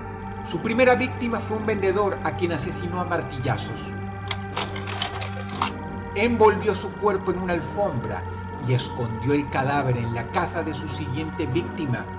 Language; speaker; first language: Spanish; native; Spanish